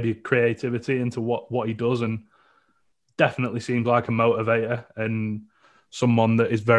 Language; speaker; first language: English; native; English